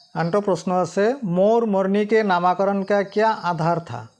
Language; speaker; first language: Hindi; non-native, local second language; Assamese